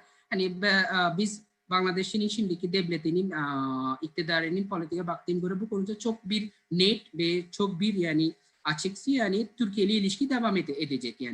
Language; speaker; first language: Turkish; non-native, learner; Bangla